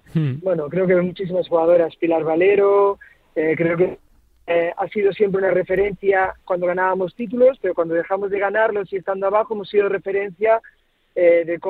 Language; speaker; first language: Spanish; native; Spanish